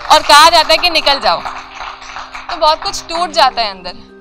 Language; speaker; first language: Hindi; native; Hindi